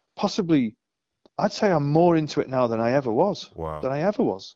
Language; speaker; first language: English; native; English